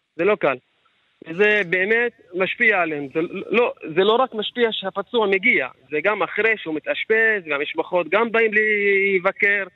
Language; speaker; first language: Hebrew; non-native, local second language; Arabic